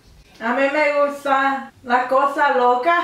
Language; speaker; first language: Spanish; early bilingual, heritage; Spanish